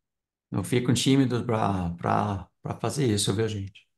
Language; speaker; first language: Portuguese; non-native, fluent; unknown